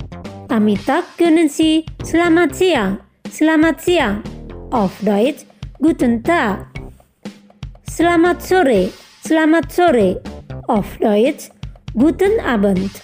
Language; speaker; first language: German; non-native, fluent; Indonesian